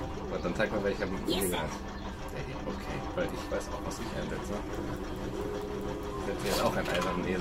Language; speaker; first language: German; native; German